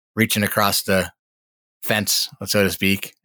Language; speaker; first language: English; native; English